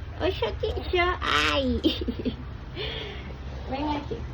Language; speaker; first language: Portuguese; non-native, learner; Thai